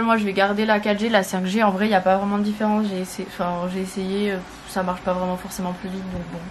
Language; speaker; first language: French; native; French